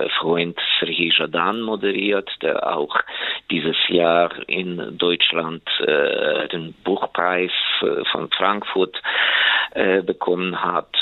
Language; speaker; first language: German; non-native, fluent; Ukrainian